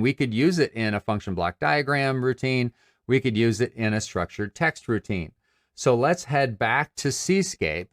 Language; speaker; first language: English; native; English